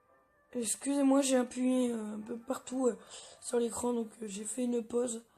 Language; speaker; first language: French; native; French